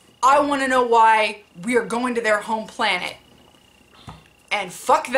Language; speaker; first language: English; native; English